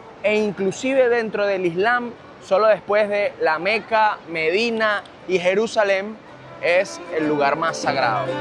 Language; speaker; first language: Spanish; native; Spanish